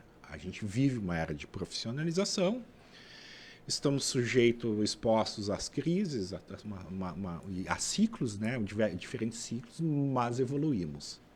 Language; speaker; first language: Portuguese; native; Portuguese